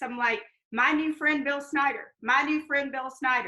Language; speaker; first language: English; native; English